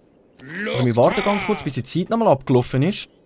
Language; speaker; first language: German; native; German